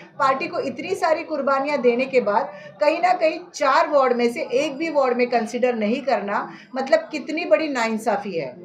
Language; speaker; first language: Hindi; non-native, local second language; Marathi